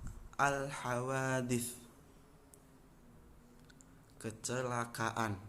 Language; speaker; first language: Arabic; non-native, learner; Indonesian